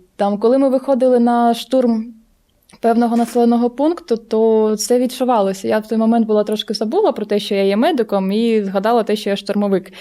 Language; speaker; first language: Ukrainian; non-native, local second language; Russian